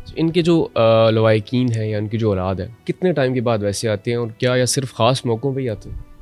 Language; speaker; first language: Urdu; native; Urdu